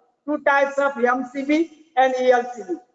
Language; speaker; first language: English; non-native, learner; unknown